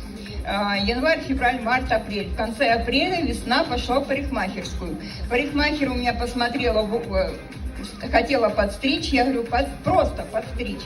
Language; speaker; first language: Russian; native; Russian